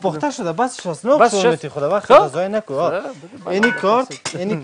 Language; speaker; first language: Persian; native; Persian